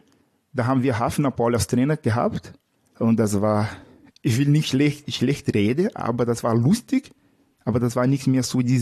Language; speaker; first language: German; non-native, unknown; Portuguese